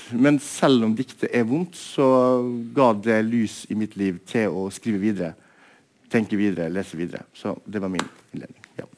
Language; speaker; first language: Norwegian; native; Norwegian